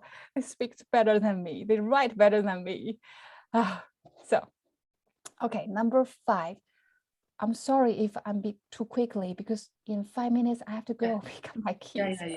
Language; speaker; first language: English; non-native, fluent; Chinese